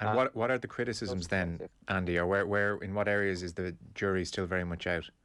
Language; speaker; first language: English; native; English